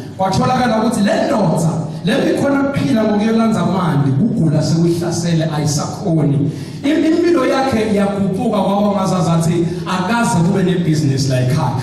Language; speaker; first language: Zulu; non-native, local second language; Swati